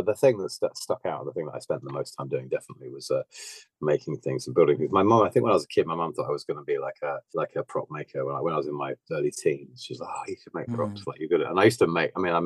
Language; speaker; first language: English; native; English